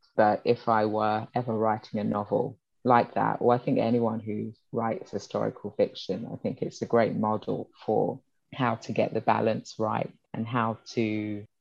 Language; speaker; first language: English; early bilingual, other home language; Yoruba